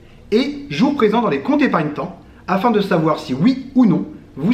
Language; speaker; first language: French; native; French